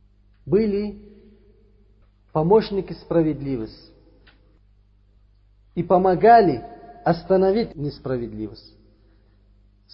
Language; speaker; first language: Russian; non-native, learner; Uzbek